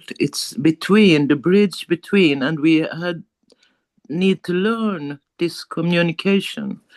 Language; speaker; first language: English; non-native, learner; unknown